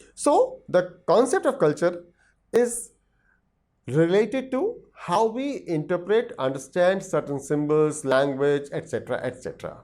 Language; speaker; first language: English; non-native, local second language; Hindi